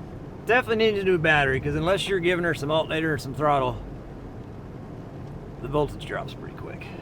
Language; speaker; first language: English; native; English